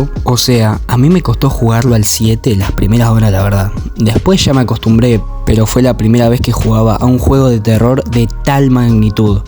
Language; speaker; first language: Spanish; native; Spanish